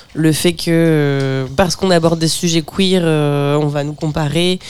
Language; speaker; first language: French; native; French